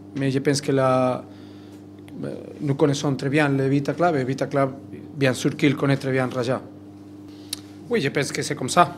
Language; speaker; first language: French; non-native, fluent; Spanish